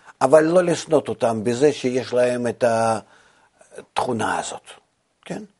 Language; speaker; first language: Hebrew; non-native, fluent; Russian